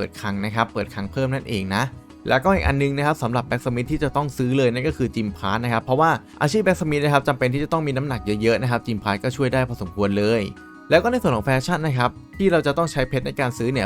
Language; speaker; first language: Thai; native; Thai